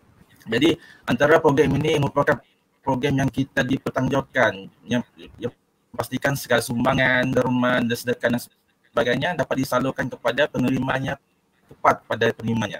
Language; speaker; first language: Malay; native; Malay